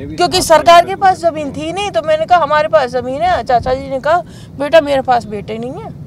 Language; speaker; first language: Hindi; native; Hindi